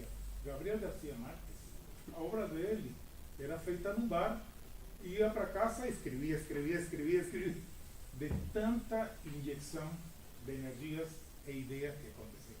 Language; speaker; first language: Portuguese; non-native, fluent; Spanish